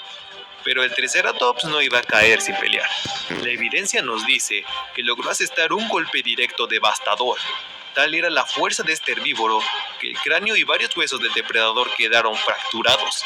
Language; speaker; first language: Spanish; native; Spanish